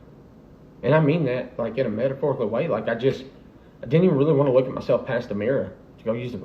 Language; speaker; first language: English; native; English